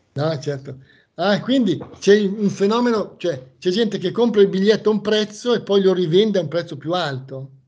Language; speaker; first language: Italian; native; Italian